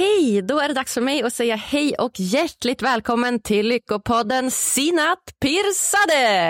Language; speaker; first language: Swedish; native; Swedish